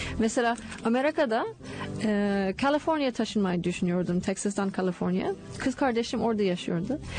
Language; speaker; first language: Turkish; non-native, fluent; English